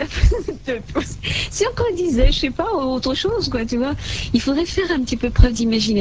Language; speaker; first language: French; native; French